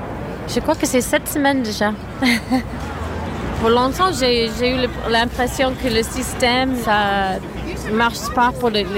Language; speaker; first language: French; non-native, fluent; English